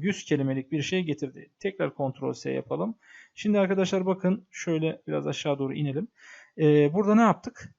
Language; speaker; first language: Turkish; native; Turkish